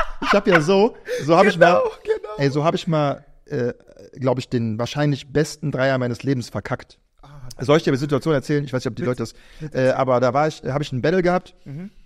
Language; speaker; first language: German; native; German